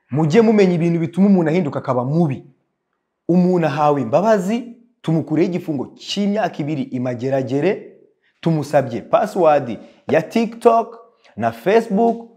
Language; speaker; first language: Kinyarwanda; early bilingual, heritage; Kinyarwanda